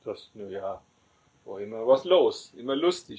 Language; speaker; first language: German; native; German